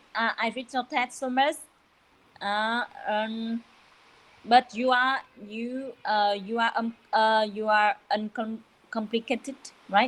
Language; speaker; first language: English; non-native, learner; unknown